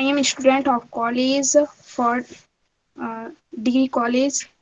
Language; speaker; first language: English; non-native, learner; Hindi